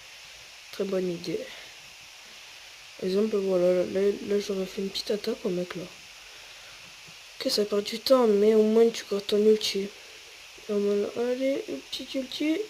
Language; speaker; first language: French; native; French